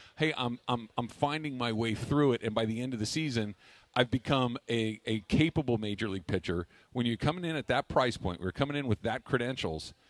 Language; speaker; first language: English; native; English